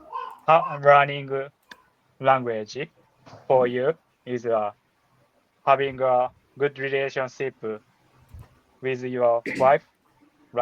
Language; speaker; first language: English; non-native, learner; Japanese